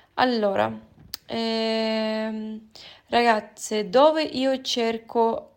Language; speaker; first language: Italian; non-native, fluent; Russian